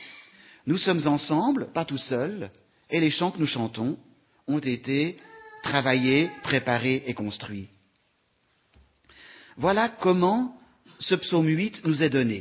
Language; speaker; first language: French; native; French